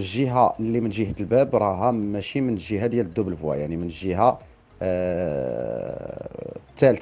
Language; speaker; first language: Arabic; native; Arabic